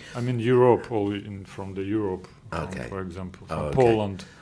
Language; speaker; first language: English; non-native, learner; Georgian